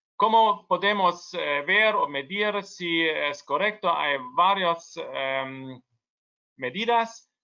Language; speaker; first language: Spanish; non-native, learner; German